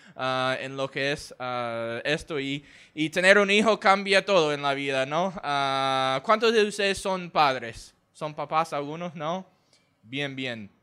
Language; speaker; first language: Spanish; non-native, fluent; English